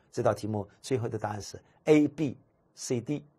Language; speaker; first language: Chinese; native; Chinese